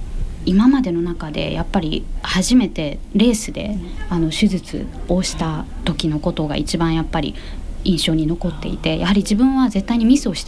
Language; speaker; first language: Japanese; native; Japanese